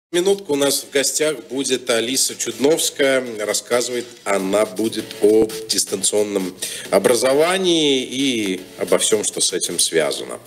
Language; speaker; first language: Russian; native; Russian